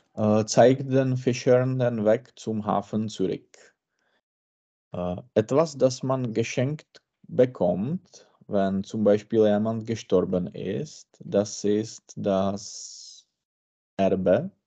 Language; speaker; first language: German; non-native, learner; Czech